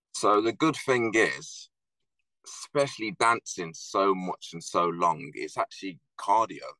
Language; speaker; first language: English; native; English